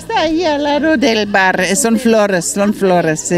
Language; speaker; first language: Spanish; non-native, learner; German